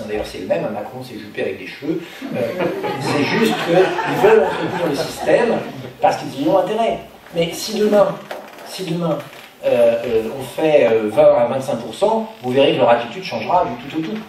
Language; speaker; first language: French; native; French